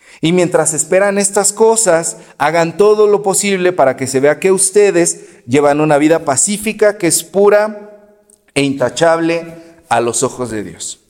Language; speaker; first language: Spanish; native; Spanish